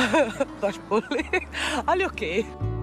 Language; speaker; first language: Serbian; non-native, fluent; Italian